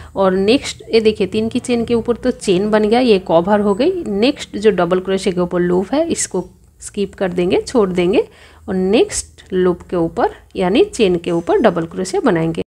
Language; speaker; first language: Hindi; non-native, local second language; Bangla